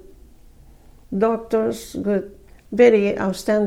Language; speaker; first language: English; non-native, fluent; Spanish